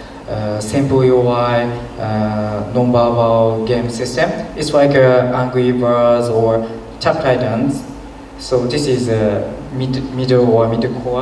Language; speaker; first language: English; non-native, learner; Japanese